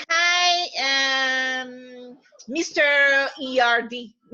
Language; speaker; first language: English; non-native, fluent; Malagasy